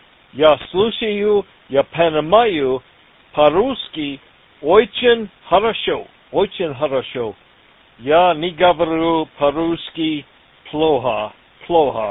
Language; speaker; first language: Russian; non-native, learner; English